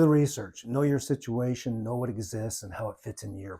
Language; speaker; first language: English; native; English